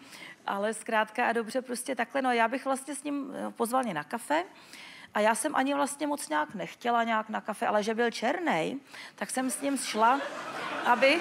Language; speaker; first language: Czech; native; Czech